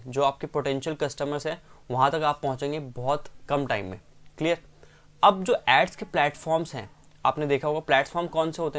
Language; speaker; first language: Hindi; native; Hindi